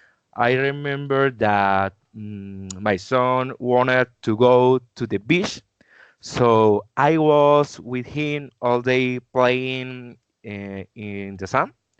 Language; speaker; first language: English; non-native, learner; Spanish